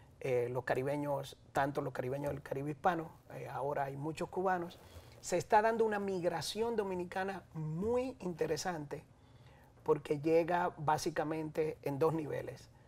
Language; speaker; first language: Spanish; native; Spanish